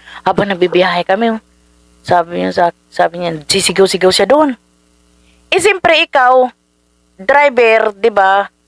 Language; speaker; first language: Filipino; native; Filipino